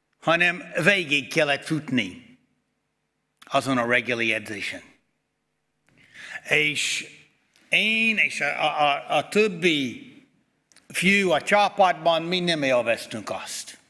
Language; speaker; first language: Hungarian; non-native, fluent; English